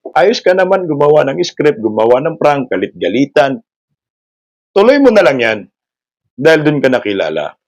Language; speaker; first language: Filipino; non-native, local second language; Cebuano